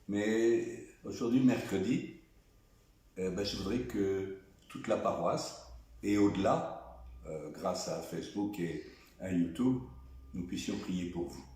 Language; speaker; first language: French; native; French